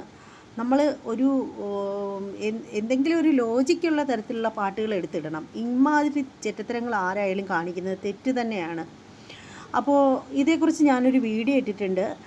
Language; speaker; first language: Malayalam; native; Malayalam